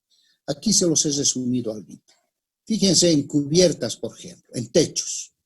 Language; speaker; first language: Spanish; native; Spanish